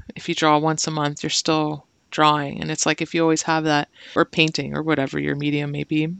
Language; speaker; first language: English; native; English